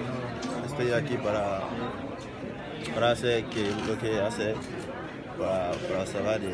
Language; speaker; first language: Spanish; non-native, learner; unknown